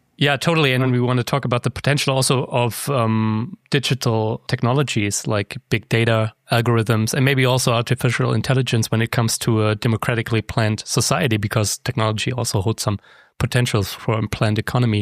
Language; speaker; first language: English; non-native, fluent; German